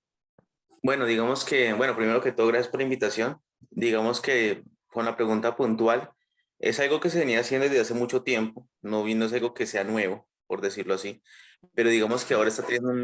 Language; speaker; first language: Spanish; native; Spanish